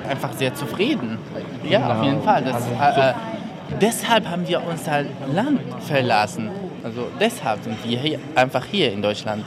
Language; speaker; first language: German; non-native, learner; Arabic